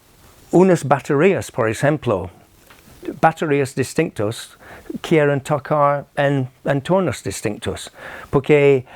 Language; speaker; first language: Spanish; non-native, fluent; English